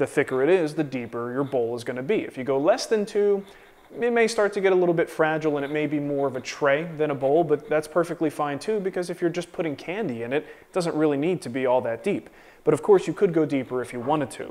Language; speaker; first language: English; native; English